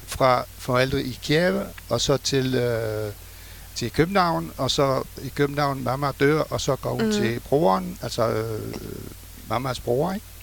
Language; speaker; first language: Danish; non-native, fluent; French